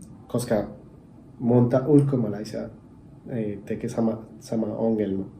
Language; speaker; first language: Finnish; non-native, learner; Spanish